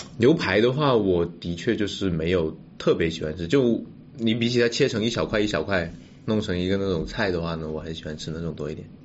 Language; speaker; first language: Chinese; native; Chinese